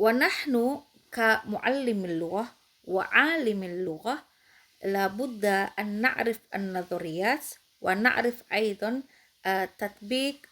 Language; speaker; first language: Arabic; non-native, fluent; Indonesian